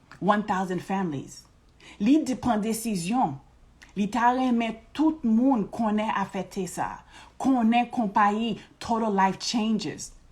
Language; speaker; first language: Haitian Creole; early bilingual, heritage; Haitian Creole